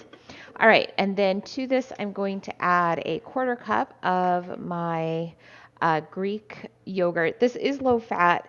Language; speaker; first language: English; native; English